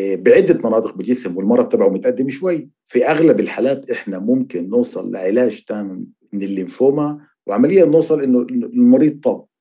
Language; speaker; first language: Arabic; native; Arabic